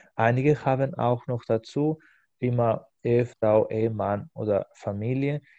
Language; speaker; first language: German; non-native, fluent; Spanish